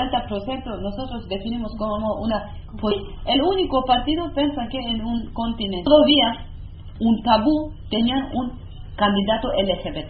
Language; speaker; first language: Spanish; non-native, learner; Kurdish